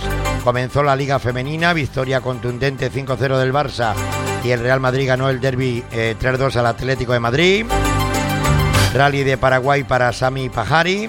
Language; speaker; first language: Spanish; native; Spanish